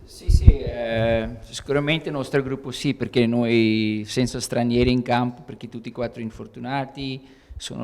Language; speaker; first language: Italian; non-native, learner; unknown